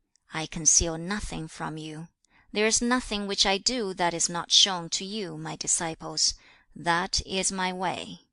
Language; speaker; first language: English; non-native, fluent; Chinese